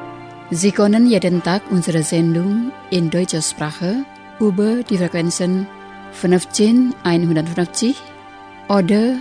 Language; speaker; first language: German; non-native, fluent; Indonesian